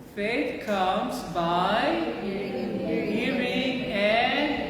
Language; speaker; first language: English; non-native, local second language; Filipino